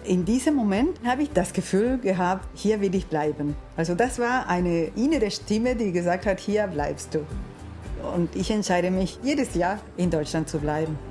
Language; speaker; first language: German; non-native, fluent; Spanish